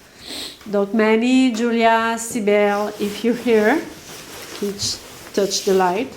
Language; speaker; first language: English; non-native, learner; French